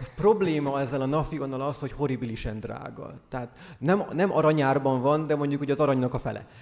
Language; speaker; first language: Hungarian; native; Hungarian